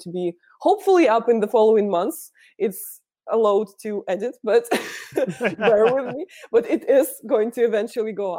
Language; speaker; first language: English; non-native, fluent; Russian